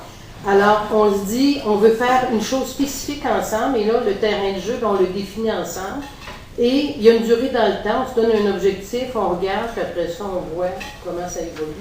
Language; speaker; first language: French; native; French